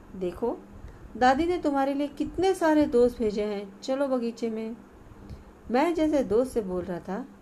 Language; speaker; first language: Hindi; non-native, local second language; Marathi